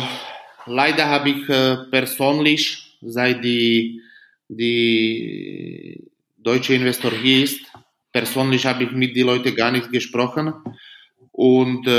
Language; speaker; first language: German; non-native, fluent; Slovak